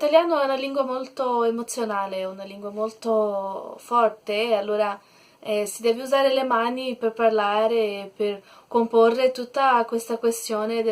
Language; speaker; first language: Italian; non-native, learner; Portuguese